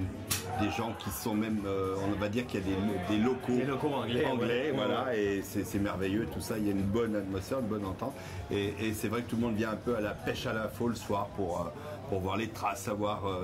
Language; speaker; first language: French; native; French